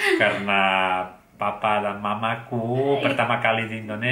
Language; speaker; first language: Indonesian; non-native, learner; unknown